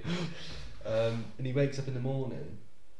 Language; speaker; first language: English; native; English